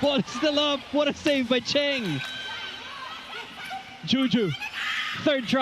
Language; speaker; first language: English; non-native, local second language; Filipino